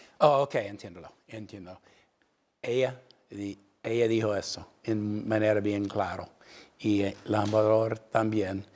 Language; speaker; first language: Spanish; non-native, fluent; English